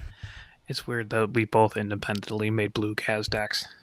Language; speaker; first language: English; native; English